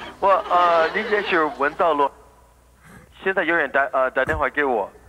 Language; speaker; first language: Chinese; non-native, learner; English